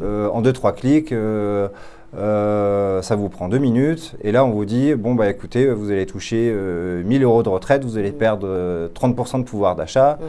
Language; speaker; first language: French; native; French